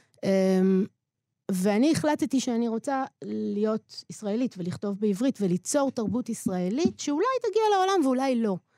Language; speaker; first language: Hebrew; native; Hebrew